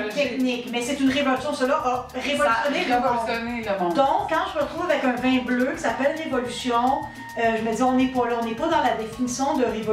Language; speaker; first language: French; native; French